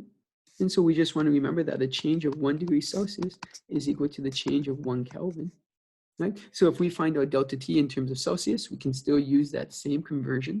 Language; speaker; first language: English; native; English